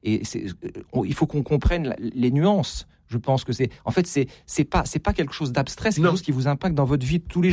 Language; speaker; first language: French; native; French